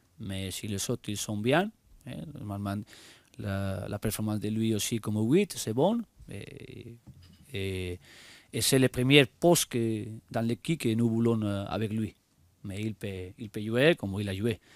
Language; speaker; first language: French; non-native, learner; Spanish